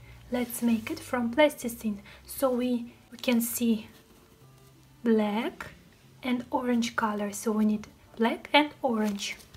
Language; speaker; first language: English; non-native, fluent; Russian